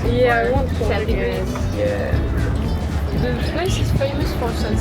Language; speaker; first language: English; non-native, fluent; French